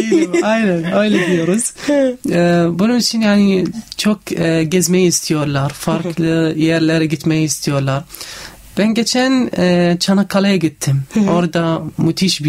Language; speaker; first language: Turkish; non-native, learner; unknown